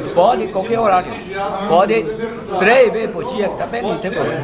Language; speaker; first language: Portuguese; non-native, learner; Chinese